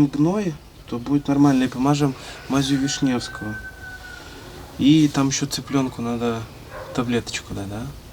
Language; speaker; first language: Russian; native; Russian